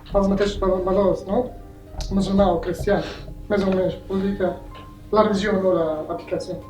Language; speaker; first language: Catalan; non-native, learner; Arabic